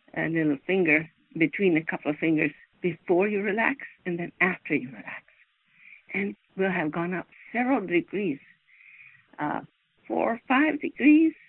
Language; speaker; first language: English; non-native, fluent; Swedish